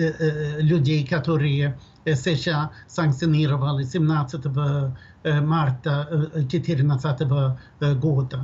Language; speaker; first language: Russian; non-native, fluent; Swedish